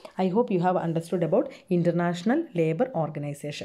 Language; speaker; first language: English; non-native, local second language; Malayalam